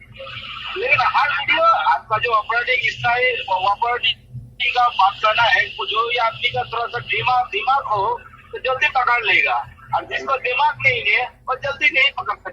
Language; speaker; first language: Hindi; non-native, learner; Bangla